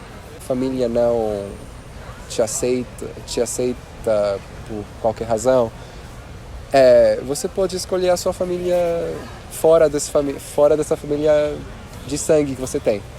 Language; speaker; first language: Portuguese; non-native, fluent; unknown